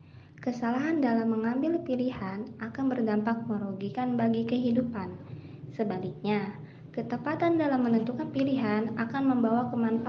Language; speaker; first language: Indonesian; native; Indonesian